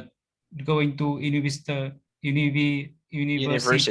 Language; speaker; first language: English; non-native, learner; Vietnamese